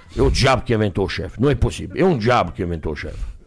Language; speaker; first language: Portuguese; non-native, fluent; French